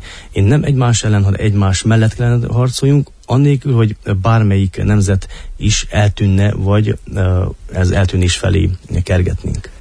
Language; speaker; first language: Hungarian; native; Hungarian